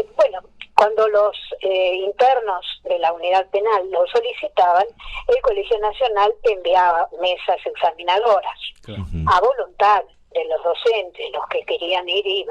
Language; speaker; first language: Spanish; native; Spanish